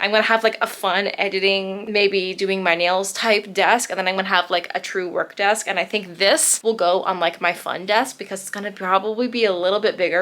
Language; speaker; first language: English; native; English